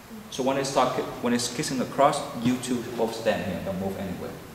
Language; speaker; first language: English; non-native, fluent; Vietnamese